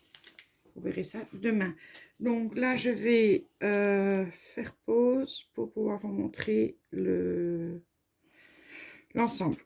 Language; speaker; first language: French; native; French